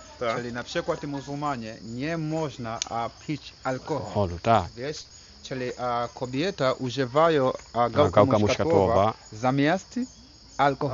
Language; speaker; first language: Polish; non-native, fluent; Swahili